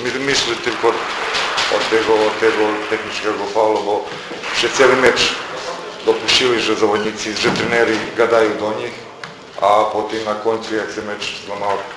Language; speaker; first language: Polish; non-native, fluent; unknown